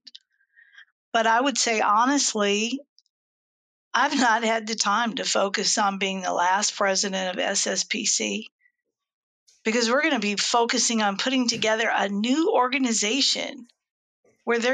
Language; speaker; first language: English; native; English